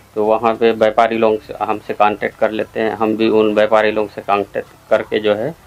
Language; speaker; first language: Hindi; native; Hindi